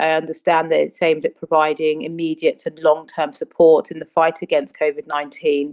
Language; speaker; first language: English; non-native, local second language; Akan